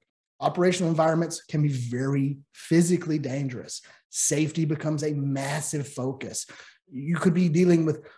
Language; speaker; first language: English; native; English